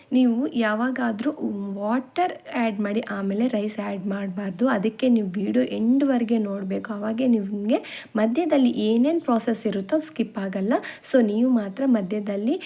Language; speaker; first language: Kannada; non-native, local second language; Telugu